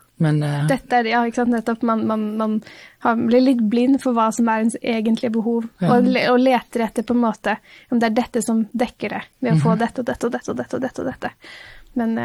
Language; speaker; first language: Norwegian; native; Norwegian